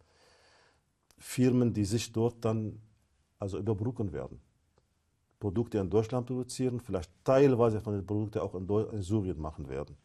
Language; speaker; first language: German; non-native, fluent; Arabic